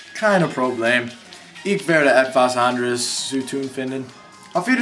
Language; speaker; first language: German; non-native, learner; English